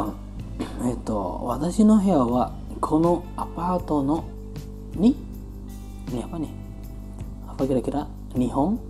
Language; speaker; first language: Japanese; non-native, fluent; Indonesian